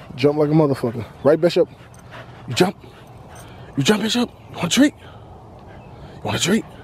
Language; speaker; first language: English; native; English